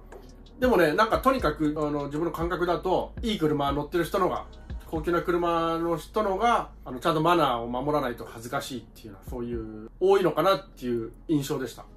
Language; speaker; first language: Japanese; native; Japanese